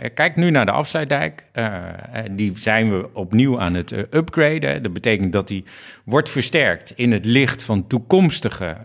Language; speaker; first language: Dutch; native; Dutch